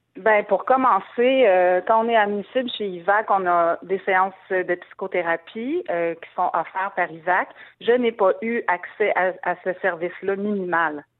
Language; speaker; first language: French; native; French